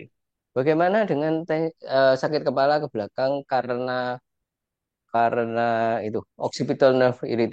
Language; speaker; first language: Indonesian; native; Indonesian